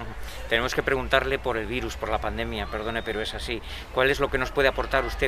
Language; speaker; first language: Spanish; native; Spanish